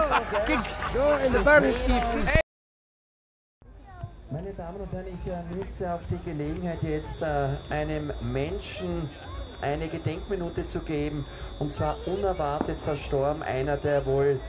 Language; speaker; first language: German; native; German